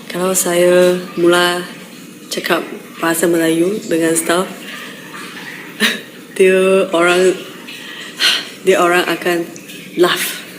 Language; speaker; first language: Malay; non-native, local second language; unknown